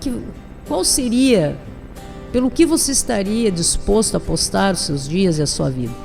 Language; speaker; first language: Portuguese; native; Portuguese